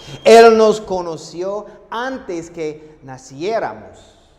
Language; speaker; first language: Spanish; non-native, fluent; English